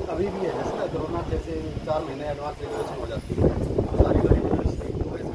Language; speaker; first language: Hindi; native; Hindi